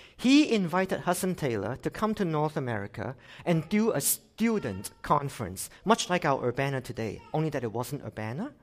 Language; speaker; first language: English; non-native, local second language; Cantonese